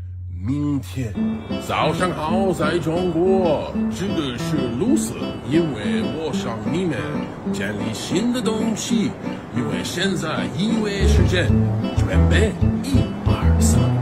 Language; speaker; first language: Chinese; non-native, learner; English